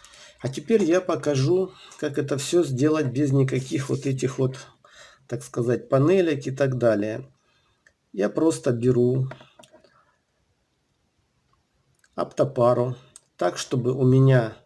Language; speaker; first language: Russian; native; Russian